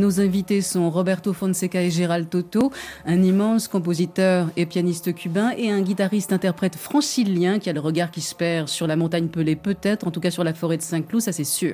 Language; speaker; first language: French; native; French